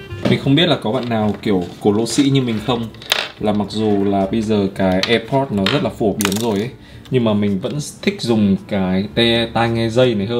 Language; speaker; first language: Vietnamese; native; Vietnamese